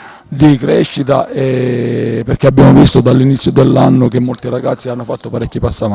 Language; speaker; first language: Italian; native; Italian